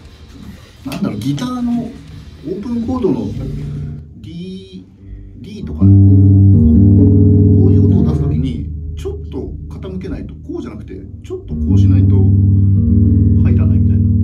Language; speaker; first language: Japanese; native; Japanese